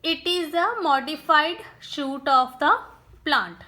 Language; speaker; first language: English; non-native, local second language; Punjabi